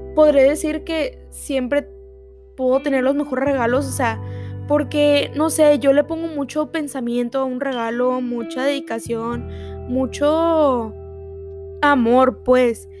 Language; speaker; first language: Spanish; early bilingual, heritage; Spanish